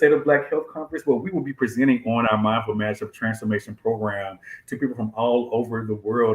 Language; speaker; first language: English; native; English